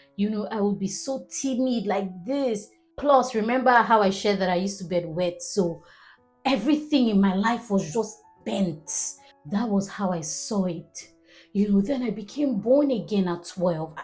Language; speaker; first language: English; non-native, local second language; Igbo